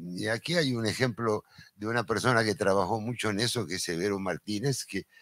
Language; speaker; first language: Spanish; native; Spanish